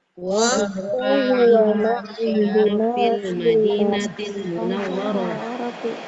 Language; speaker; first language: Arabic; non-native, learner; Indonesian